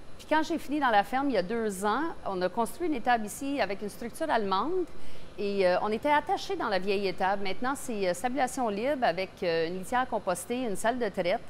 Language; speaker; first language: French; non-native, local second language; English